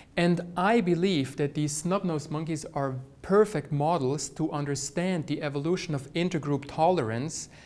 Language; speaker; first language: English; non-native, fluent; Swiss German